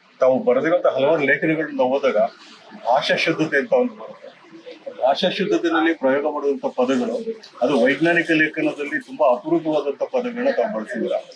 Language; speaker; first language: Kannada; native; Kannada